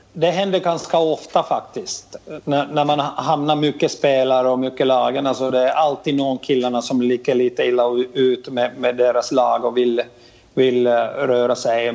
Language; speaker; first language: Swedish; non-native, fluent; Finnish